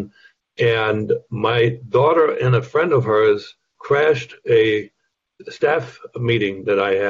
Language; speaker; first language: English; non-native, fluent; German